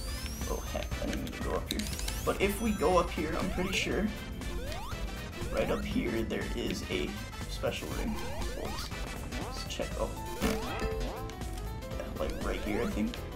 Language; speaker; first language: English; native; English